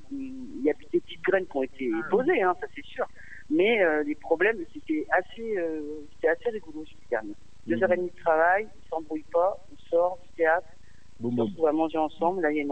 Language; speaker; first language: French; native; French